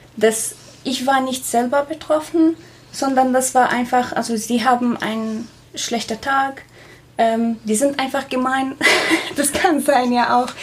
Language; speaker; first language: German; non-native, fluent; Arabic